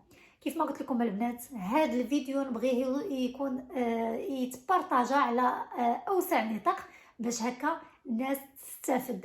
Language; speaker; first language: Arabic; native; Arabic